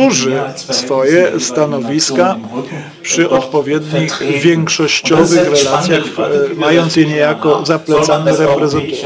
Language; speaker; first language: Polish; native; Polish